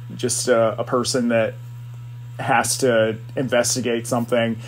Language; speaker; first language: English; native; English